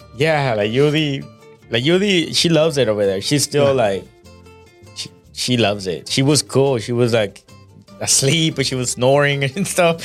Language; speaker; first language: English; early bilingual, other home language; Spanish